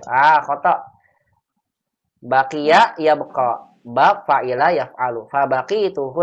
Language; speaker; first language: Arabic; non-native, fluent; Indonesian